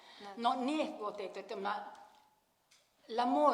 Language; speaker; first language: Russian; non-native, learner; Italian